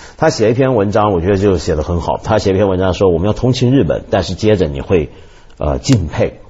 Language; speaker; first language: Chinese; non-native, local second language; Cantonese